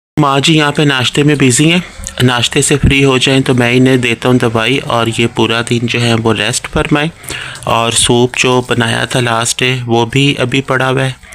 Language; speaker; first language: Urdu; non-native, local second language; Punjabi